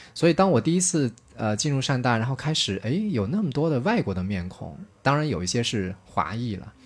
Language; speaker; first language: Chinese; native; Chinese